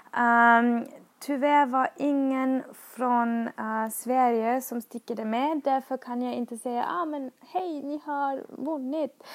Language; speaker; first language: Swedish; non-native, fluent; German